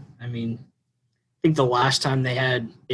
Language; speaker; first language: English; native; English